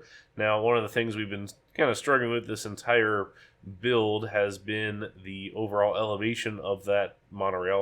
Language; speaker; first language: English; native; English